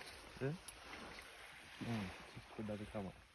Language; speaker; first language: Japanese; native; Japanese